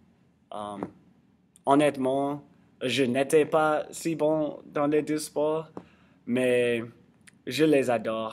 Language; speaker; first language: French; non-native, learner; English